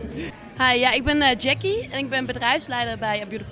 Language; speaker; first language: Dutch; native; Dutch